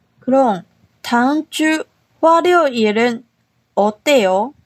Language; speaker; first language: Korean; non-native, learner; Chinese